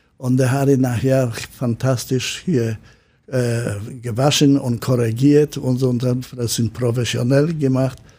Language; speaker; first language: German; non-native, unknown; Polish